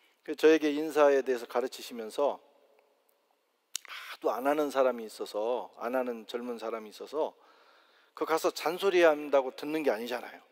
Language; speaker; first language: Korean; native; Korean